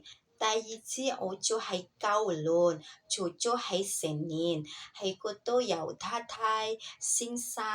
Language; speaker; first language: Cantonese; non-native, learner; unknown